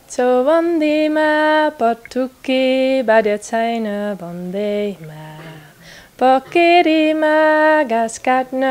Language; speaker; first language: Nepali; non-native, fluent; Dutch